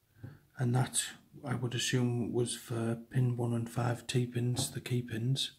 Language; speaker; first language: English; native; English